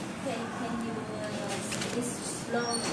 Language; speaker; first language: English; non-native, learner; Vietnamese